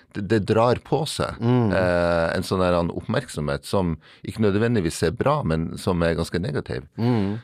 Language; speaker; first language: Norwegian; native; Norwegian